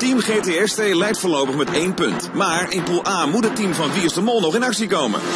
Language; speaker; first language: Dutch; native; Dutch